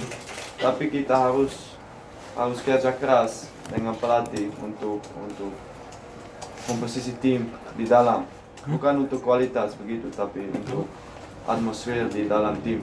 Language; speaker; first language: Indonesian; non-native, learner; Dutch